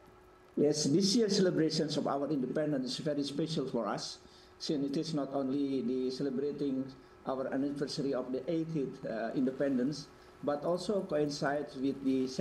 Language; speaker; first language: English; non-native, fluent; Indonesian